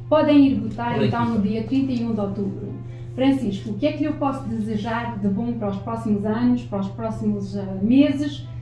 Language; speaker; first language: Portuguese; early bilingual, heritage; Portuguese